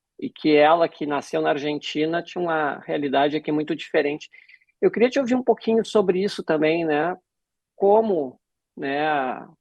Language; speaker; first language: Portuguese; native; Portuguese